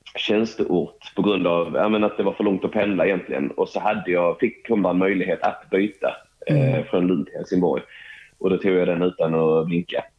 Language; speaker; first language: Swedish; native; Swedish